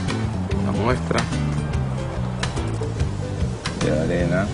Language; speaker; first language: Spanish; native; Spanish